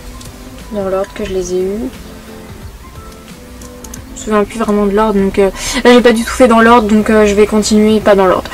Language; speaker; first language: French; native; French